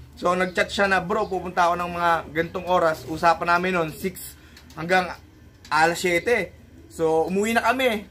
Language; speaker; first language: Filipino; native; Filipino